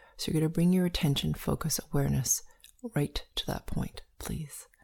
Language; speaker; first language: English; native; English